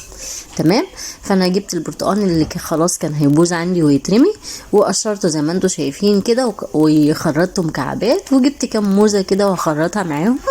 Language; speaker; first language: Arabic; native; Arabic